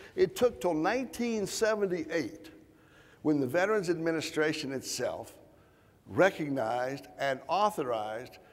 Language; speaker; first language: English; native; English